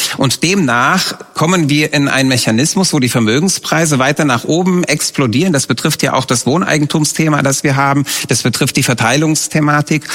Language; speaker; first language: German; early bilingual, other home language; Romanian